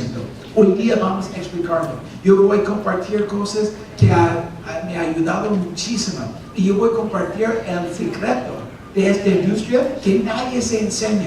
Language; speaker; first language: Spanish; non-native, fluent; English